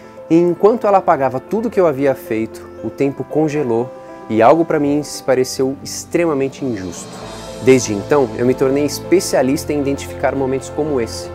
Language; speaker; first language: Portuguese; native; Portuguese